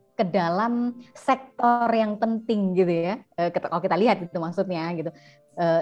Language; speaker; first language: Indonesian; native; Indonesian